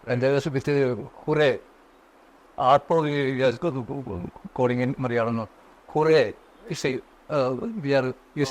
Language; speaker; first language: English; non-native, local second language; Konkani